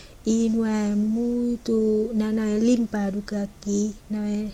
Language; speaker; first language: Portuguese; non-native, learner; Vietnamese